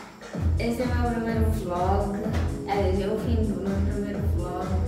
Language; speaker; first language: Portuguese; early bilingual, heritage; Portuguese